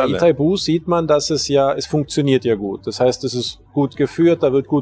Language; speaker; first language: German; native; German